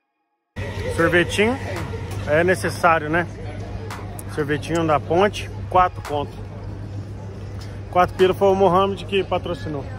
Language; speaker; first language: Portuguese; native; Portuguese